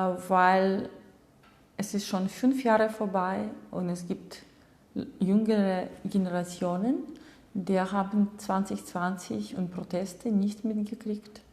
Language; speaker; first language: German; non-native, learner; Belarusian